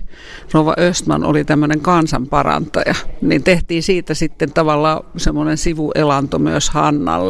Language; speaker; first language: Finnish; native; Finnish